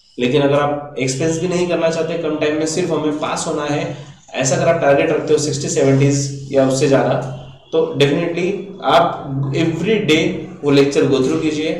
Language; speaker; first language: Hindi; non-native, local second language; Marathi